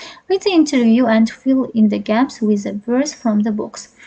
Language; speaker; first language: English; non-native, fluent; Azerbaijani